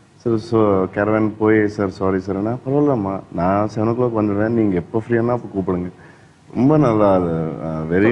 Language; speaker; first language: Tamil; non-native, learner; Telugu